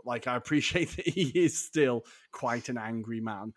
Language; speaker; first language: English; native; English